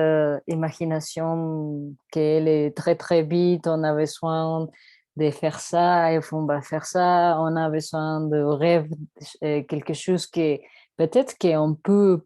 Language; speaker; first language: French; non-native, learner; Spanish